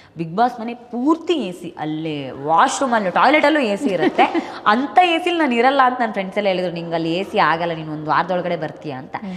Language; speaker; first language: Kannada; native; Kannada